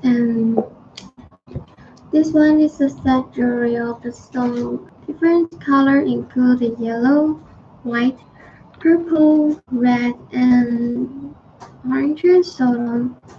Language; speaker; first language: English; non-native, learner; Chinese